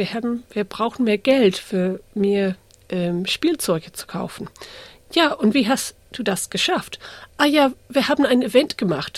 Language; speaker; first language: German; early bilingual, heritage; English